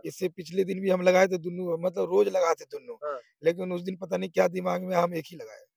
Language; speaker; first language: Hindi; native; Hindi